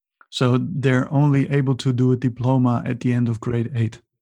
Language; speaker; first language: English; non-native, fluent; Dutch